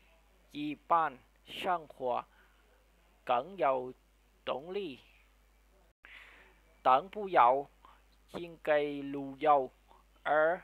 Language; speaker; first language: Chinese; non-native, learner; Vietnamese